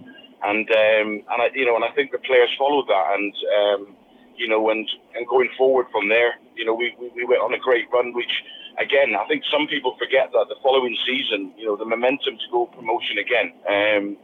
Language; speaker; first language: English; native; English